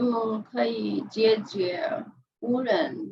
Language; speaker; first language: Chinese; non-native, learner; English